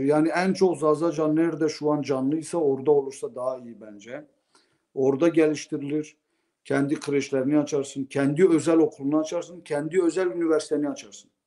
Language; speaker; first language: Turkish; non-native, local second language; Zaza